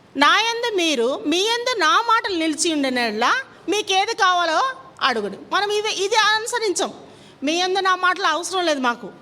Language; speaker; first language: Telugu; non-native, local second language; Kannada